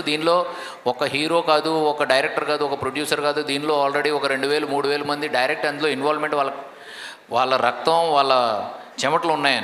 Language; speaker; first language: Telugu; native; Telugu